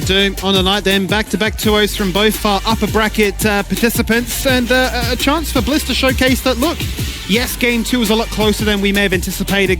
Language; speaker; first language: English; native; English